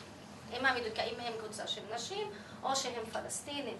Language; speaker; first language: Hebrew; non-native, local second language; Arabic